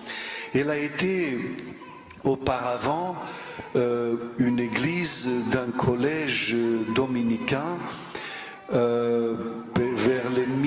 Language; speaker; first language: French; non-native, fluent; Romanian